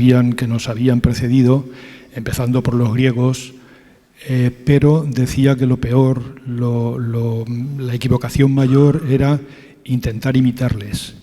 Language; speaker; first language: Spanish; native; Spanish